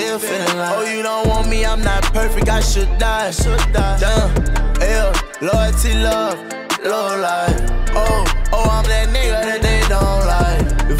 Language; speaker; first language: English; native; English